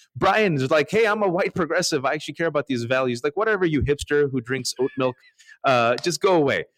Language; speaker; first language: English; early bilingual, other home language; Urdu